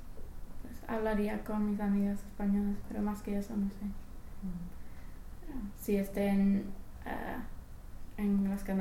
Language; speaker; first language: Spanish; non-native, fluent; English